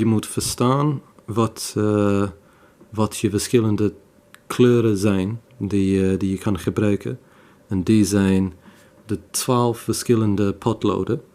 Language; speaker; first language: Dutch; non-native, fluent; English